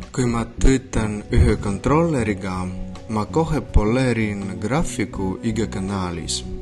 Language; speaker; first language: Estonian; non-native, learner; Belarusian